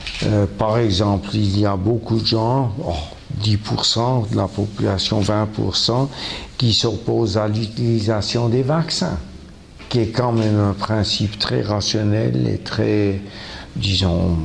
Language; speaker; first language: French; non-native, local second language; German